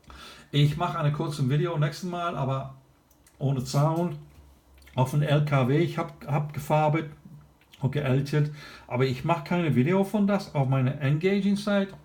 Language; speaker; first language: German; non-native, learner; English